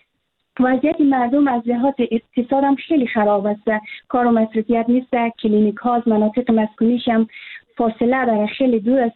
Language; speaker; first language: Persian; native; Persian